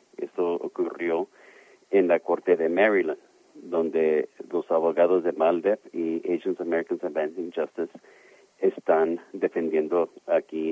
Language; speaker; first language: Spanish; early bilingual, heritage; Spanish